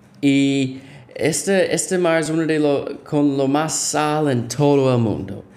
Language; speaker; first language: Spanish; non-native, fluent; English